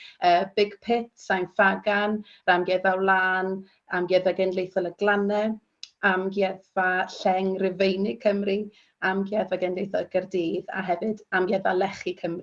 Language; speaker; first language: Welsh; native; Welsh